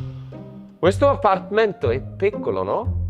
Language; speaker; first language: Italian; non-native, learner; English